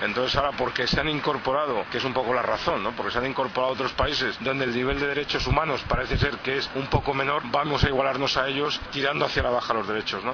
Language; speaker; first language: Spanish; native; Spanish